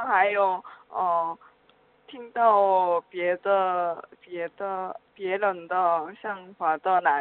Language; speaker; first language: Chinese; non-native, learner; Korean